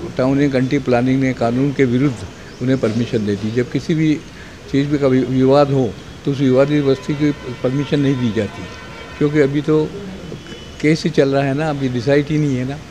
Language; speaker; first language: Hindi; native; Hindi